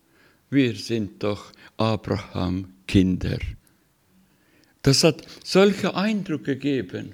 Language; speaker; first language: German; non-native, learner; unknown